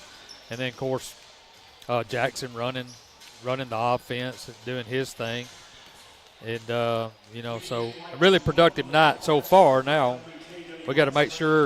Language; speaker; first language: English; native; English